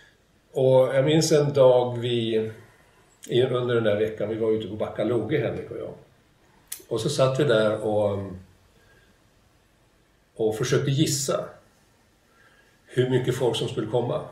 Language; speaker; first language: Swedish; native; Swedish